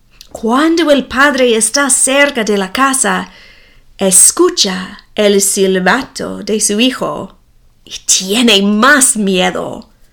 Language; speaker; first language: Spanish; non-native, fluent; English